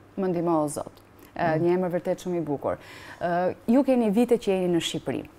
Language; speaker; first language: Albanian; native; Albanian